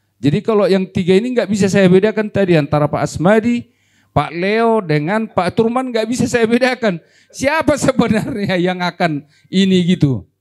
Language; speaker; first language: Indonesian; non-native, local second language; Batak Toba